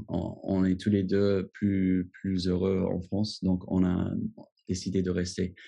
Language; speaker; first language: French; non-native, fluent; English